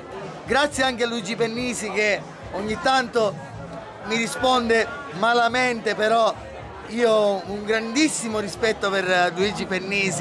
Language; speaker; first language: Italian; native; Italian